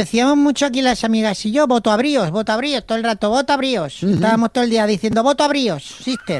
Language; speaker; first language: Spanish; native; Spanish